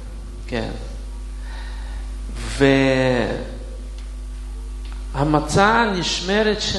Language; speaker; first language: Hebrew; non-native, fluent; Russian